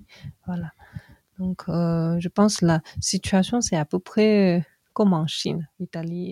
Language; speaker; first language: French; non-native, fluent; Chinese